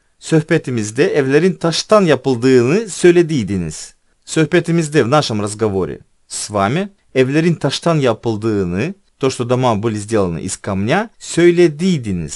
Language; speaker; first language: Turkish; non-native, fluent; Russian